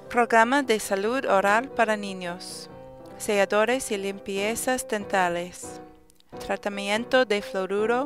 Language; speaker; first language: Spanish; non-native, learner; English